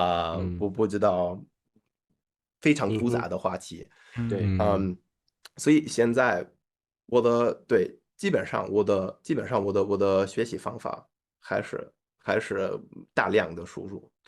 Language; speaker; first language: Chinese; non-native, fluent; English